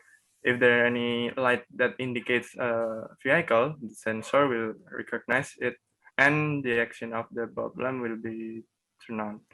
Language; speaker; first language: English; non-native, learner; Indonesian